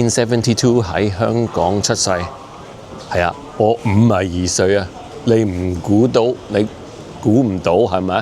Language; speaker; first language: Cantonese; early bilingual, heritage; Cantonese